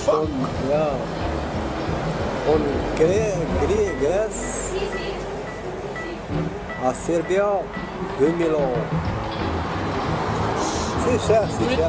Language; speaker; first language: French; non-native, learner; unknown